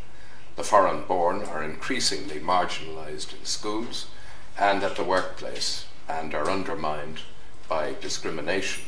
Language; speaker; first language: English; native; English